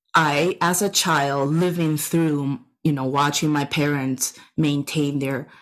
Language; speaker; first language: English; non-native, fluent; Chinese